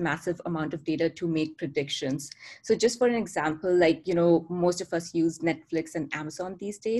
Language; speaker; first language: English; non-native, local second language; Hindi